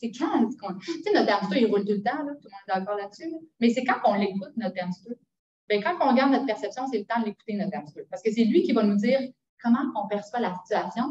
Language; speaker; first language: French; native; French